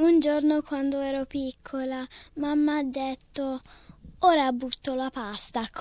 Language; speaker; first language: Italian; early bilingual, heritage; Italian